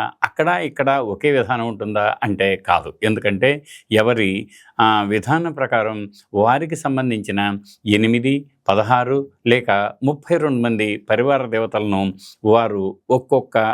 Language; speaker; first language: Telugu; native; Telugu